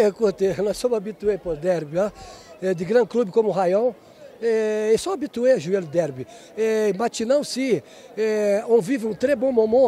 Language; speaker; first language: French; non-native, fluent; Portuguese